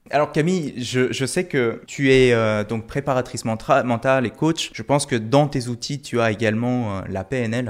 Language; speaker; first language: French; early bilingual, other home language; Korean